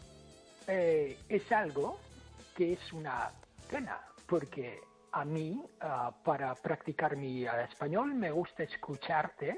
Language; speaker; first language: Spanish; non-native, fluent; English